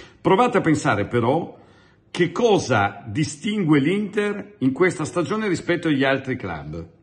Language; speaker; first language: Italian; native; Italian